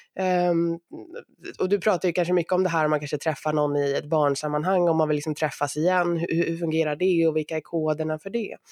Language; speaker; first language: Swedish; native; Swedish